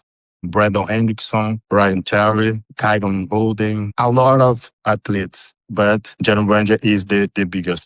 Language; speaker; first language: English; non-native, learner; Portuguese